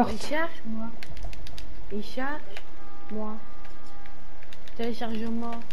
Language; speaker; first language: French; non-native, local second language; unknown